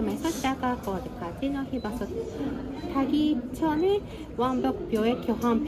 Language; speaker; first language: Korean; non-native, learner; Japanese